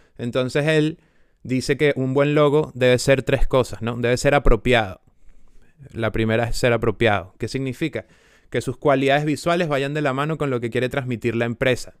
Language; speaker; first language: Spanish; native; Spanish